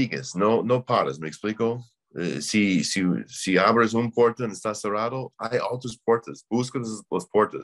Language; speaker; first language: Spanish; non-native, learner; English